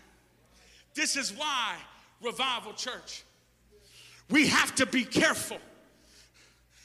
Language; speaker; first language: English; native; English